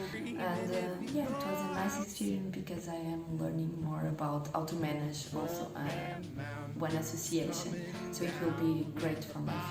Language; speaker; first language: English; non-native, fluent; Portuguese